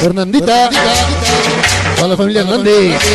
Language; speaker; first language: Spanish; native; Spanish